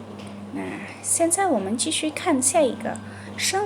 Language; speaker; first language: Chinese; non-native, fluent; Indonesian